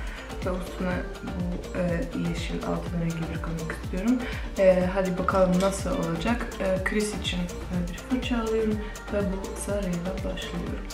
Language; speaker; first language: Turkish; non-native, fluent; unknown